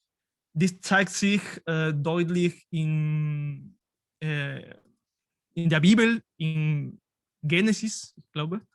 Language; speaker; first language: German; non-native, fluent; Spanish